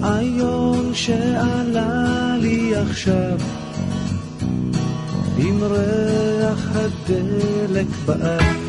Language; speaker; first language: Hebrew; native; Hebrew